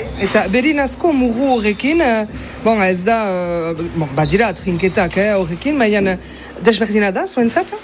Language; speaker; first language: Basque; native; Basque